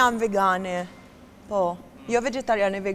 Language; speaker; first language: Albanian; non-native, learner; Romanian